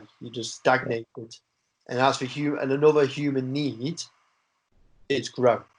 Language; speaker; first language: English; native; English